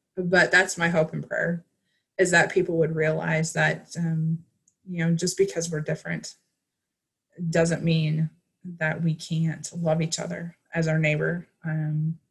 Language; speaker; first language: English; native; English